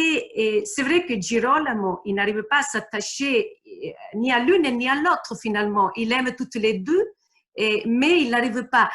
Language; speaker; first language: French; non-native, fluent; Italian